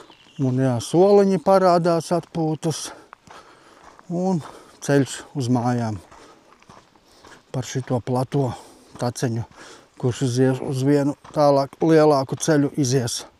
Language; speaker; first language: Latvian; native; Latvian